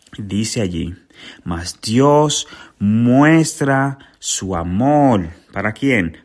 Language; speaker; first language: Spanish; native; Spanish